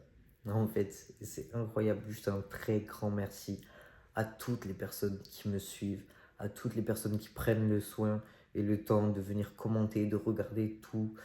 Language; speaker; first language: French; native; French